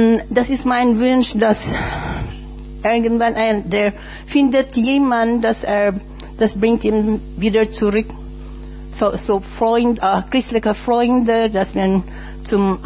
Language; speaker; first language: German; non-native, learner; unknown